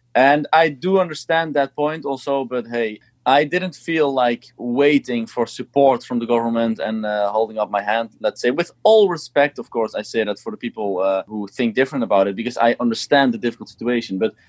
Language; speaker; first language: English; non-native, fluent; Dutch